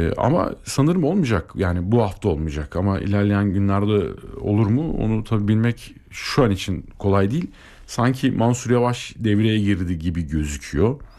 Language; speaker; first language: Turkish; native; Turkish